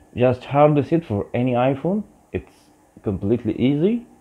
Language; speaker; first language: English; non-native, learner; Arabic